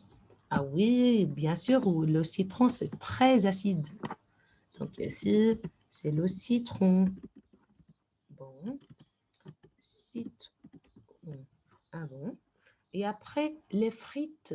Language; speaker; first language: French; non-native, fluent; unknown